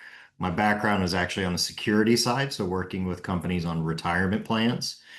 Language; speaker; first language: English; native; English